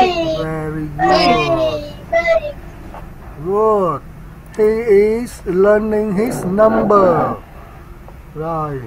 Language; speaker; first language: English; non-native, learner; Vietnamese